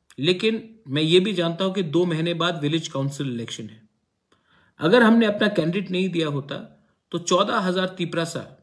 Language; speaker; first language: Hindi; non-native, local second language; Kok Borok